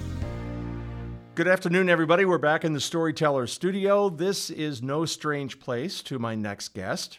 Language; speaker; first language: English; native; English